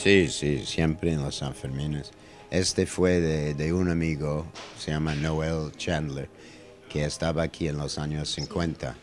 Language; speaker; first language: Spanish; non-native, learner; English